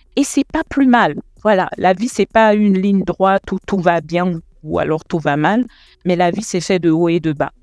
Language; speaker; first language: French; non-native, local second language; Lingala